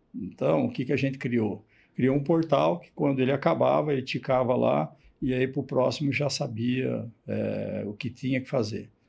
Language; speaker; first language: Portuguese; native; Portuguese